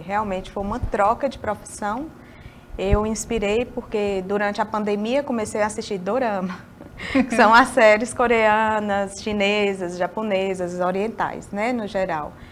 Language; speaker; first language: Portuguese; native; Portuguese